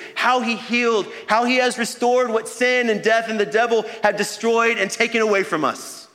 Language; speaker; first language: English; native; English